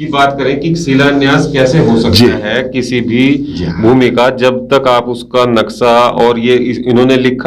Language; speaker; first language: Hindi; native; Hindi